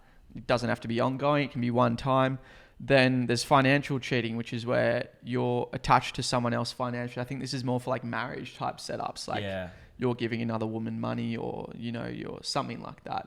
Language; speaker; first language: English; native; English